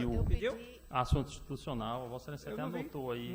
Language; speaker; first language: Portuguese; native; Portuguese